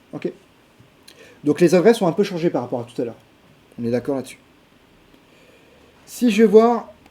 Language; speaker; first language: French; native; French